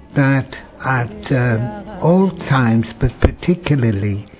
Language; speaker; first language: English; non-native, fluent; French